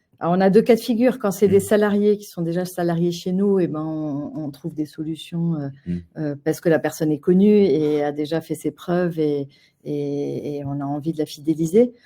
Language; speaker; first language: French; native; French